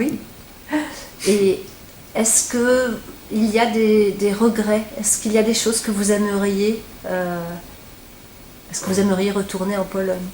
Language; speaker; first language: French; native; French